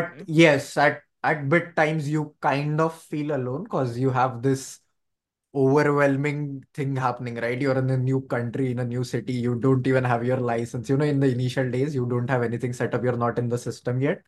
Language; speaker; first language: English; non-native, local second language; Marathi